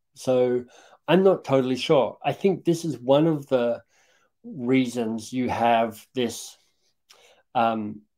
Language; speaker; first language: English; native; English